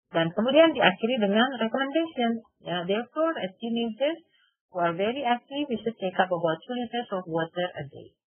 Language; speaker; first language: English; non-native, fluent; Indonesian